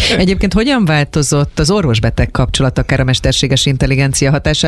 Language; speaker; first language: Hungarian; native; Hungarian